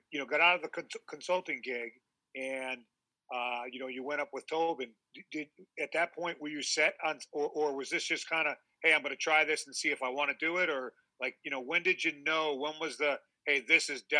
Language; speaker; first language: English; native; English